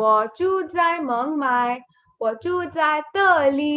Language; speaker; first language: Chinese; non-native, fluent; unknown